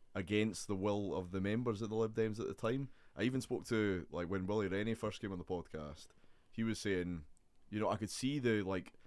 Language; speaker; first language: English; native; English